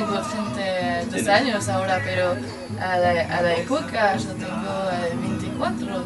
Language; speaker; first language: Spanish; non-native, learner; French